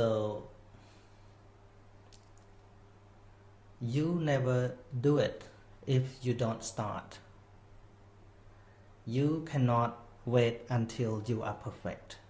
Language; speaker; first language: English; non-native, fluent; Khmer